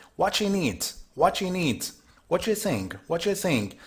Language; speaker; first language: English; non-native, fluent; Turkish